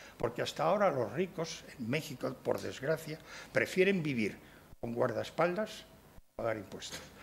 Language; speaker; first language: Spanish; native; Spanish